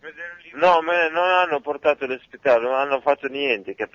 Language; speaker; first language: Italian; non-native, local second language; Arabic